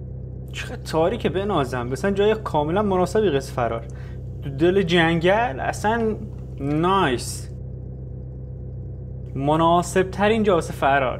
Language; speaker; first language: Persian; native; Persian